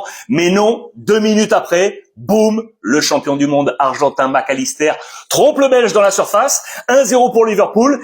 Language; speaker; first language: French; native; French